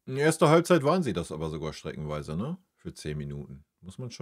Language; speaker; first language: German; native; German